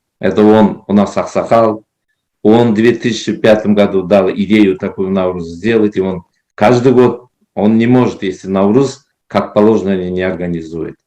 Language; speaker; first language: Russian; non-native, local second language; Kazakh